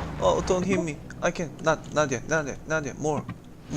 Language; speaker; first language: English; non-native, learner; Korean